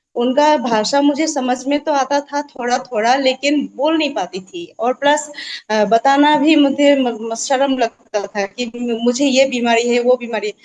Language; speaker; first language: Hindi; non-native, local second language; Assamese